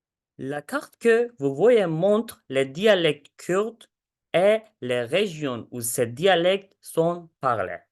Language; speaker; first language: French; non-native, learner; Kurdish